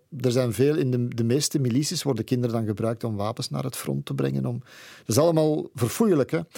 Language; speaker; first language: Dutch; native; Dutch